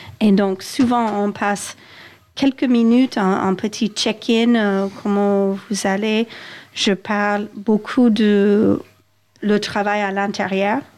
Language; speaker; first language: French; non-native, fluent; English